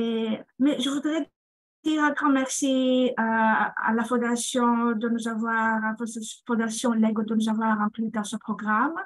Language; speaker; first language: French; non-native, fluent; Greek